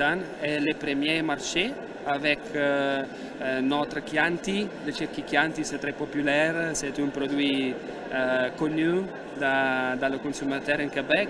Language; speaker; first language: French; non-native, learner; Italian